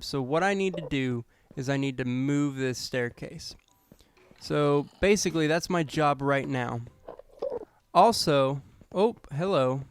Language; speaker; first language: English; native; English